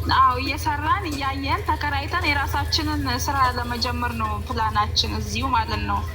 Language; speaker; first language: Amharic; native; Amharic